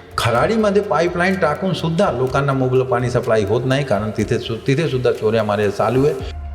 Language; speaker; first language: Marathi; non-native, fluent; Hindi